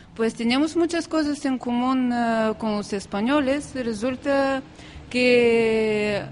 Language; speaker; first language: Spanish; non-native, fluent; Bulgarian